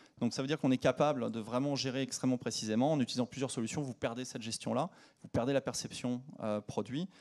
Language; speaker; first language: French; native; French